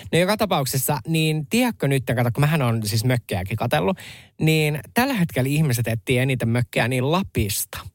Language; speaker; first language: Finnish; native; Finnish